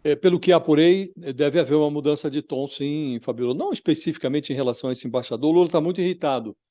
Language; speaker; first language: Portuguese; native; Portuguese